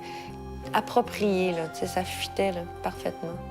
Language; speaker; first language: French; native; French